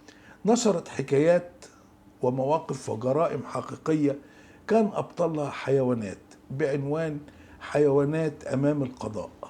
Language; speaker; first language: Arabic; native; Arabic